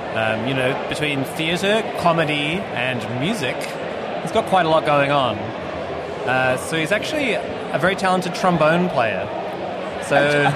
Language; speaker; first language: English; native; English